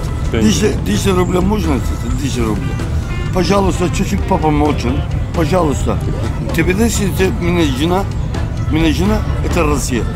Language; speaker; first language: Russian; non-native, learner; Turkish